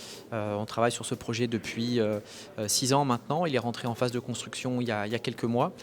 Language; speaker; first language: French; native; French